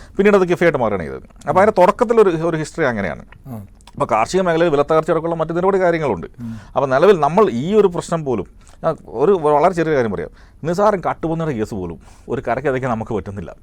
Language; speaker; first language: Malayalam; native; Malayalam